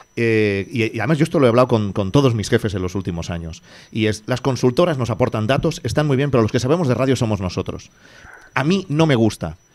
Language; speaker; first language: Spanish; native; Spanish